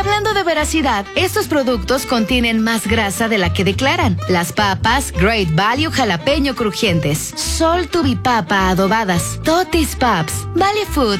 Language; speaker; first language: Spanish; native; Spanish